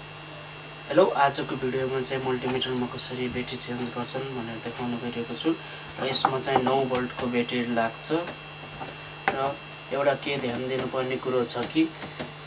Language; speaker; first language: Nepali; native; Nepali